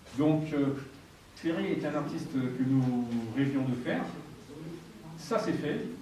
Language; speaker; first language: French; native; French